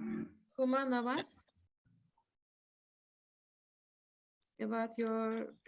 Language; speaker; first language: English; non-native, learner; Turkish